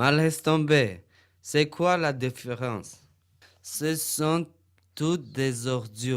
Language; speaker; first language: French; non-native, learner; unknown